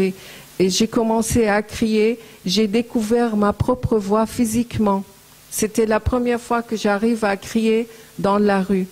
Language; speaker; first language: French; non-native, fluent; Arabic